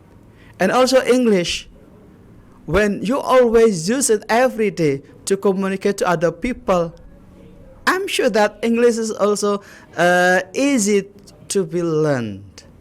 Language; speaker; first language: English; non-native, learner; Indonesian